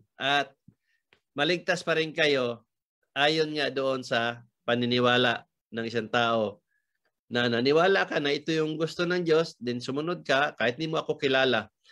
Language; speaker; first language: Filipino; native; Filipino